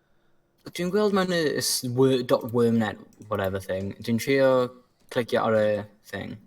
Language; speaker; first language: Welsh; non-native, local second language; English